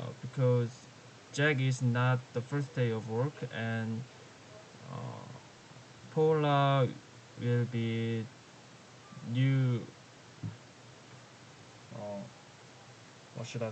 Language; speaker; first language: English; non-native, learner; Korean